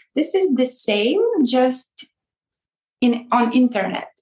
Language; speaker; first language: English; non-native, fluent; Ukrainian